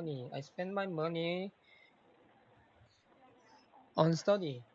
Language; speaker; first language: English; non-native, learner; Korean